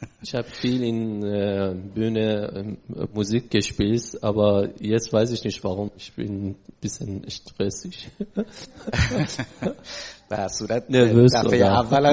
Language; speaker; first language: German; non-native, learner; Persian